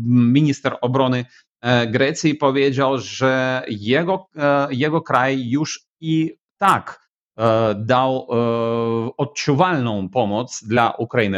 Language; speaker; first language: Polish; non-native, fluent; Ukrainian